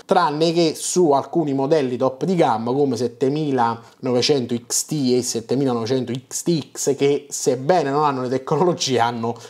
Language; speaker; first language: Italian; native; Italian